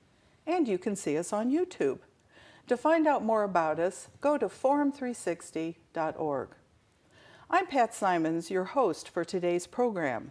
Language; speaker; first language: English; native; English